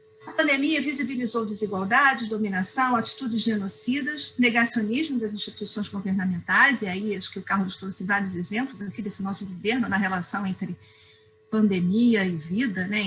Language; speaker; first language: Portuguese; native; Portuguese